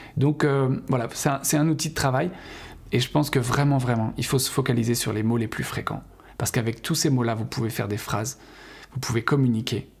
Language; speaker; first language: French; native; French